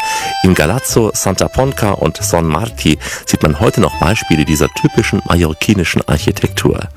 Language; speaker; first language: German; native; German